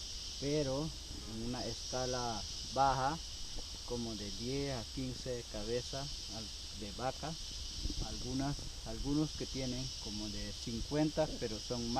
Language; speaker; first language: Spanish; non-native, local second language; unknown